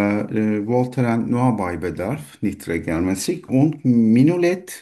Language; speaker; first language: German; non-native, learner; Turkish